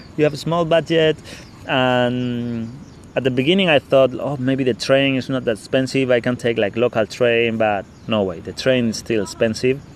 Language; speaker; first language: English; non-native, fluent; Spanish